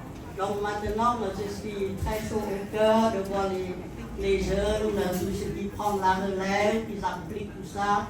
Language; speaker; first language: French; non-native, fluent; Khmer